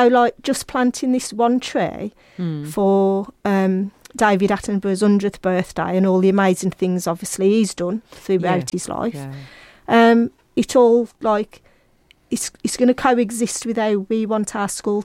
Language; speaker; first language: English; native; English